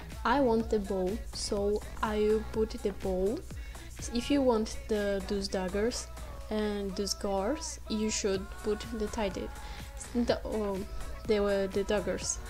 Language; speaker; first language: English; non-native, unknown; Portuguese